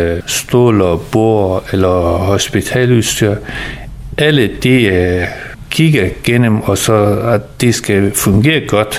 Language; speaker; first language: Danish; early bilingual, other home language; Persian